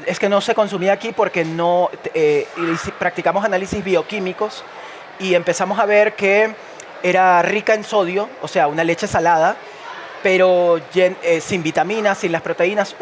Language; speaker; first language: Spanish; native; Spanish